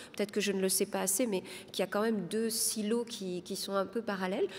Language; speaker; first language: French; non-native, local second language; Arabic